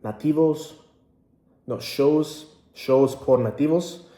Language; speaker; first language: Spanish; non-native, learner; English